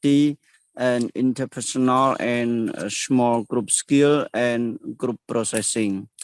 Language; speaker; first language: English; non-native, learner; Khmer